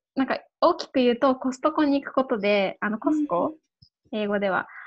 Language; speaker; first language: Japanese; native; Japanese